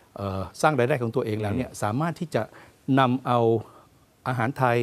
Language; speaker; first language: Thai; native; Thai